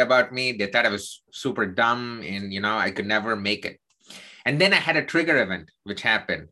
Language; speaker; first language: English; non-native, local second language; Tamil